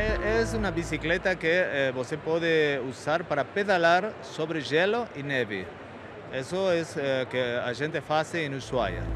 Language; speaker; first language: Portuguese; non-native, fluent; Spanish